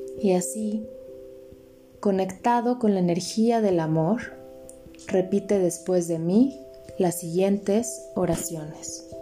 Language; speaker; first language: Spanish; native; Spanish